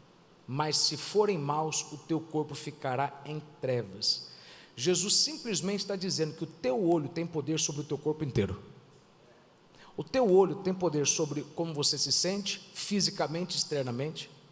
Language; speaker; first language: Portuguese; native; Portuguese